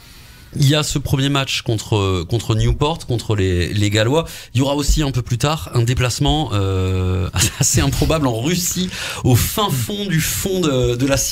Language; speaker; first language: French; native; French